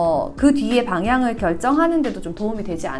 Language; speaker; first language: Korean; native; Korean